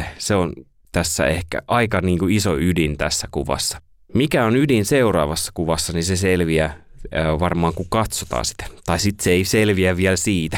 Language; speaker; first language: Finnish; native; Finnish